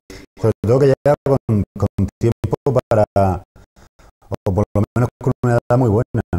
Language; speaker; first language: Spanish; native; Spanish